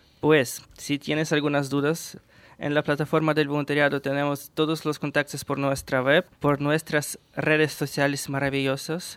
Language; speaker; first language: Spanish; non-native, fluent; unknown